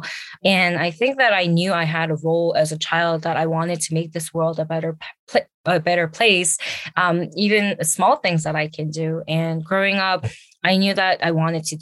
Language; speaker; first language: English; early bilingual, other home language; Korean